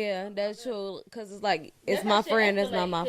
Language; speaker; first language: English; native; English